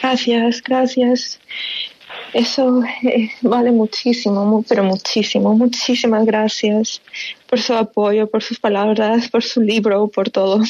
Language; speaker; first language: Spanish; non-native, fluent; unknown